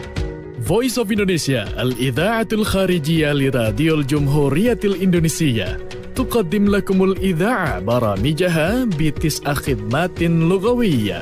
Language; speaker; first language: Arabic; non-native, fluent; Indonesian